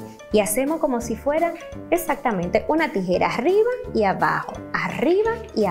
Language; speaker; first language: Spanish; native; Spanish